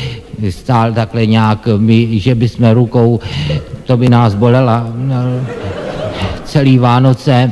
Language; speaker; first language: Czech; native; Czech